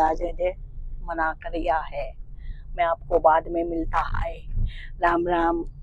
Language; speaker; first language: Hindi; non-native, local second language; Marathi